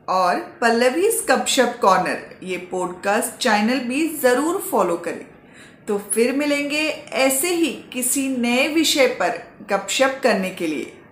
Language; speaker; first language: Hindi; non-native, local second language; Marathi